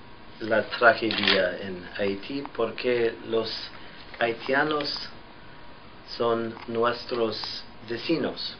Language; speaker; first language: Spanish; non-native, fluent; English